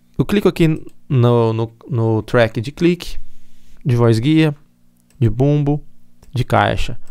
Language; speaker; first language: Portuguese; native; Portuguese